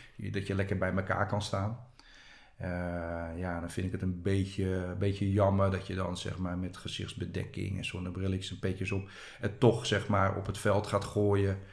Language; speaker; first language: Dutch; native; Dutch